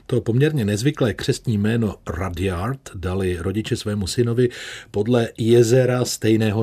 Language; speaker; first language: Czech; native; Czech